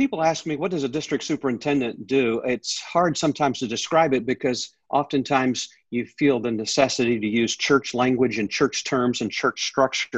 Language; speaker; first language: English; native; English